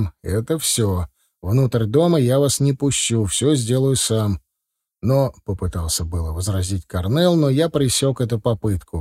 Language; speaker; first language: Russian; native; Russian